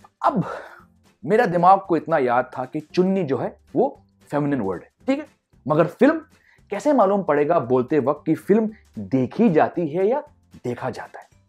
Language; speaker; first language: Hindi; non-native, local second language; English